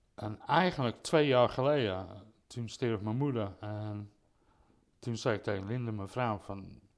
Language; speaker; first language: Dutch; non-native, fluent; English